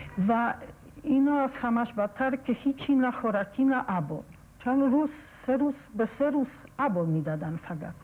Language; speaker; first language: Persian; non-native, fluent; Polish